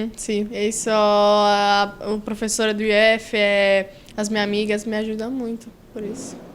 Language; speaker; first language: Portuguese; non-native, learner; Italian